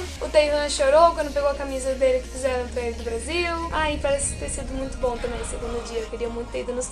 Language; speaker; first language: Portuguese; native; Portuguese